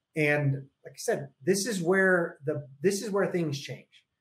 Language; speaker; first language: English; native; English